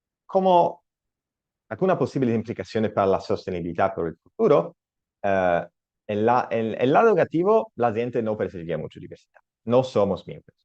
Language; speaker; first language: Spanish; non-native, learner; Italian